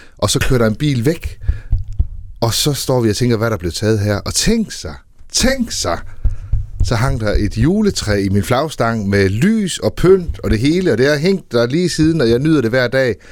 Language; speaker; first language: Danish; native; Danish